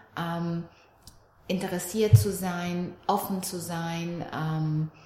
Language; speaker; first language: German; early bilingual, other home language; Romanian